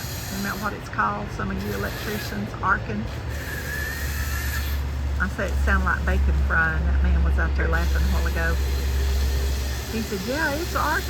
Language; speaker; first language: English; native; English